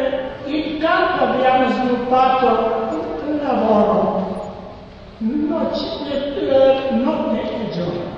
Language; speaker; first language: Italian; non-native, learner; Serbian